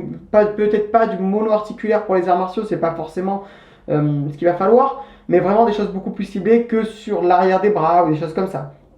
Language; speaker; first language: French; native; French